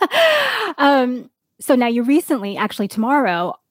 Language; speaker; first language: English; native; English